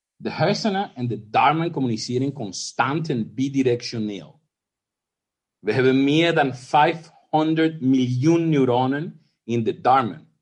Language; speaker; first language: Dutch; non-native, fluent; Spanish